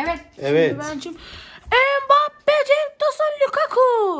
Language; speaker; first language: Turkish; native; Turkish